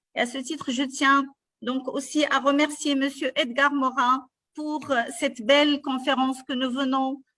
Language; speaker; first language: French; non-native, local second language; Arabic